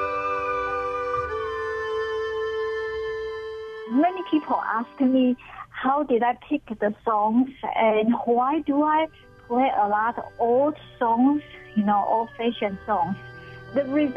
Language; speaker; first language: English; non-native, fluent; Chinese